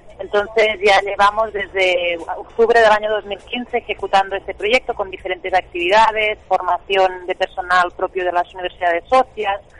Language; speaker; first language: Spanish; non-native, local second language; Catalan